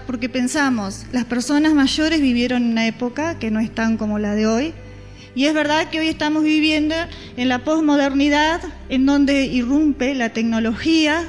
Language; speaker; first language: Spanish; native; Spanish